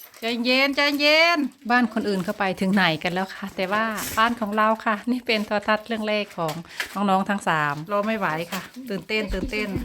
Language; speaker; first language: Thai; native; Thai